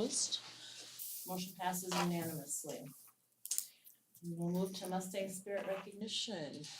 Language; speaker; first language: English; native; English